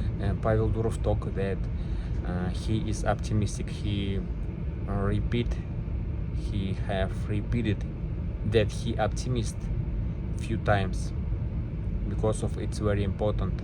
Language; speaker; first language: English; non-native, learner; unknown